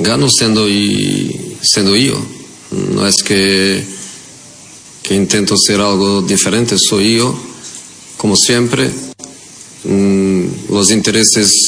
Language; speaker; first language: Spanish; non-native, fluent; Portuguese